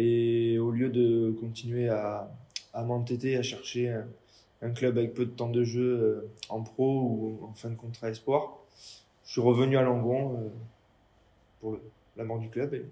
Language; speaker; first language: French; native; French